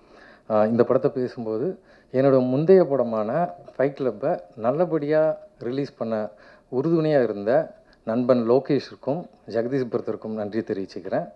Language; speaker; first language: Tamil; native; Tamil